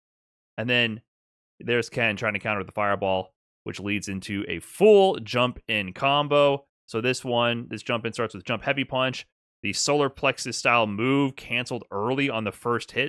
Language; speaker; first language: English; native; English